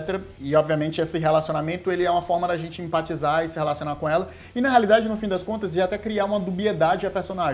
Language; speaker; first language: Portuguese; native; Portuguese